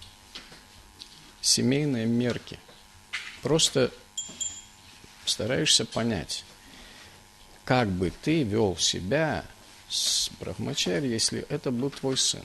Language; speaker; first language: Russian; native; Russian